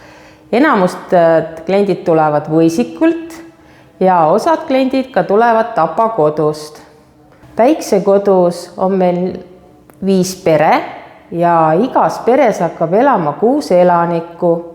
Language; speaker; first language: Estonian; non-native, local second language; Russian